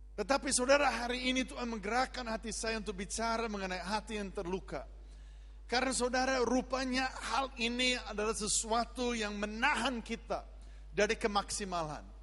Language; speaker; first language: Indonesian; non-native, fluent; English